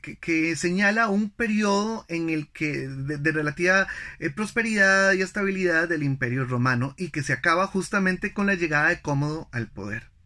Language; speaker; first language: Spanish; native; Spanish